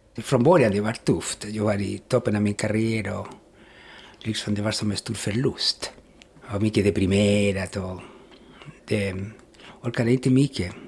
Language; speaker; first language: Swedish; non-native, fluent; Spanish